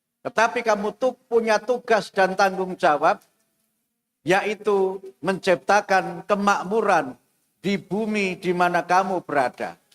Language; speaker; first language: Indonesian; non-native, local second language; Javanese